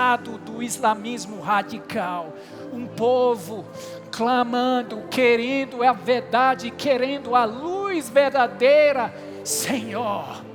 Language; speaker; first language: Portuguese; non-native, fluent; English